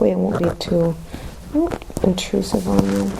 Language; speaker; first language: English; native; English